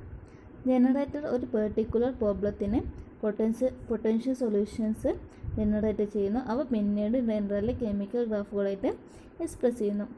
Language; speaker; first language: Malayalam; native; Malayalam